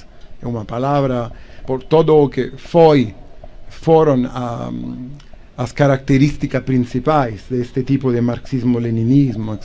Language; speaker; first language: Portuguese; non-native, learner; Italian